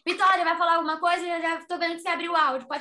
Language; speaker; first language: Portuguese; native; Portuguese